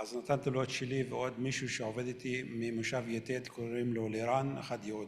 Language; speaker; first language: Hebrew; non-native, local second language; Arabic